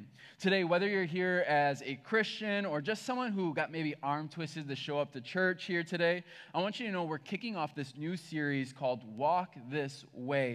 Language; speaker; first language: English; native; English